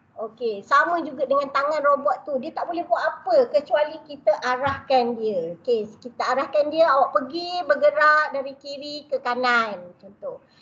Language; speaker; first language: Malay; native; Malay